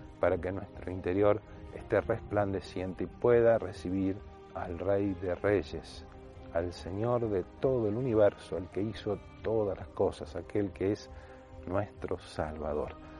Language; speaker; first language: Spanish; native; Spanish